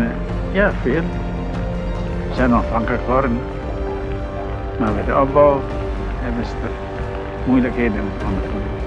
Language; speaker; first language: Dutch; non-native, learner; Indonesian